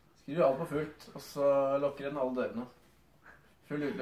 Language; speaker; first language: Norwegian; native; Norwegian